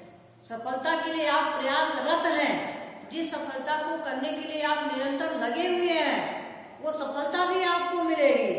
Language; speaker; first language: Hindi; native; Hindi